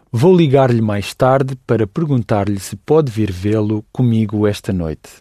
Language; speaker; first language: Portuguese; non-native, learner; English